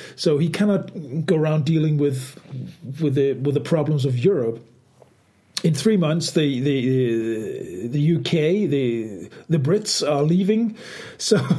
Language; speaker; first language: English; non-native, fluent; Danish